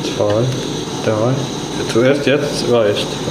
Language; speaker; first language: German; non-native, learner; Arabic